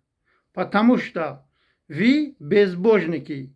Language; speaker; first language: Russian; non-native, fluent; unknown